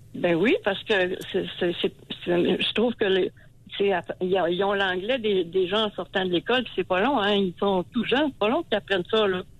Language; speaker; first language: French; native; French